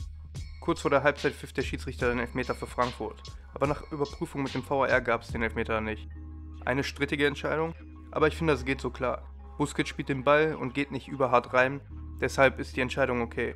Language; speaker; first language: German; native; German